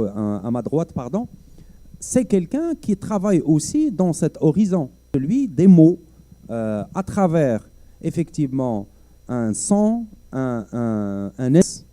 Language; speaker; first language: French; non-native, local second language; Arabic